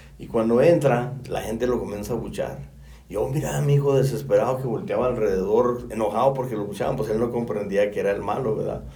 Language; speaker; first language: Spanish; native; Spanish